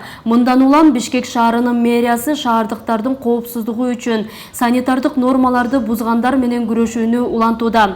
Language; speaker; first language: Kyrgyz; native; Kyrgyz